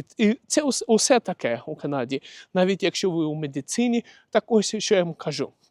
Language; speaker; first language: Ukrainian; non-native, local second language; Russian